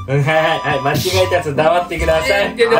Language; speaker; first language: Japanese; native; Japanese